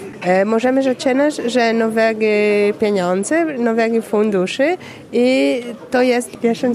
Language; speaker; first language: Polish; non-native, learner; Italian